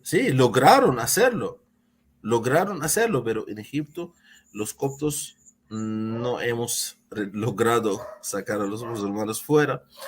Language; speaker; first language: Spanish; non-native, fluent; Arabic